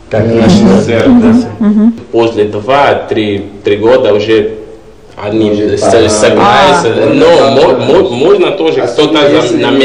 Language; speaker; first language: Russian; non-native, learner; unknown